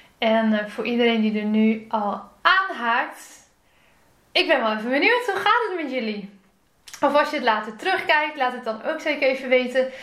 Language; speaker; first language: Dutch; native; Dutch